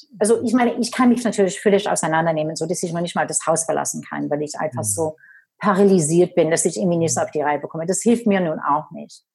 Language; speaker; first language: German; non-native, fluent; English